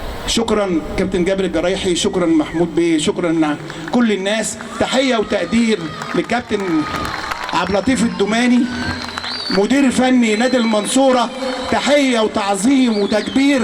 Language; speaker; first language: Arabic; native; Arabic